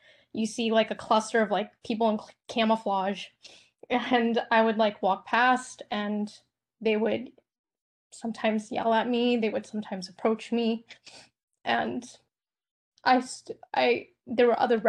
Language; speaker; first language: English; native; English